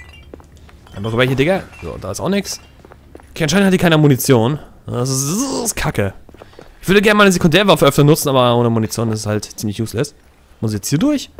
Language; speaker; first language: German; native; German